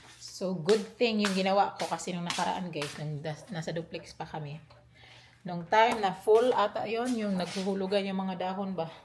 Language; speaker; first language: Filipino; non-native, local second language; Cebuano